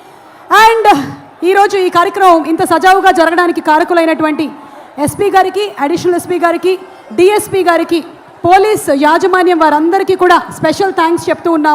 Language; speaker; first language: Telugu; native; Telugu